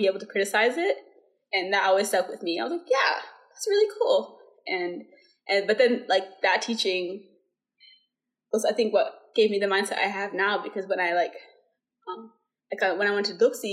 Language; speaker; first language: English; early bilingual, other home language; Somali